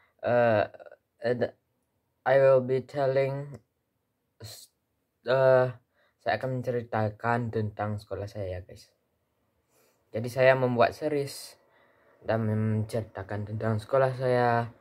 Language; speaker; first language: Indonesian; early bilingual, heritage; Indonesian